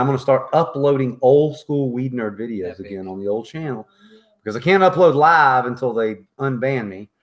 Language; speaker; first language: English; native; English